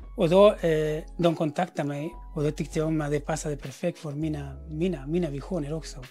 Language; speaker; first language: Swedish; non-native, fluent; Spanish